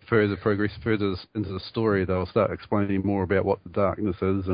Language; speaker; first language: English; native; English